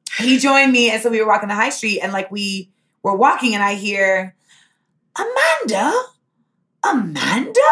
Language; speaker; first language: English; native; English